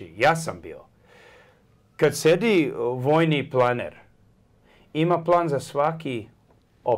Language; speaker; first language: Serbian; early bilingual, heritage; English